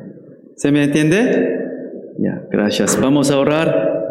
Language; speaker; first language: Spanish; non-native, fluent; Korean